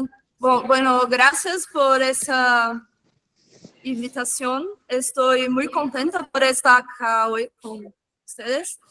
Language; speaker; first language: Spanish; non-native, fluent; Portuguese